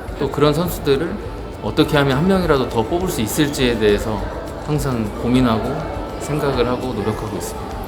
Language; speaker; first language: Korean; native; Korean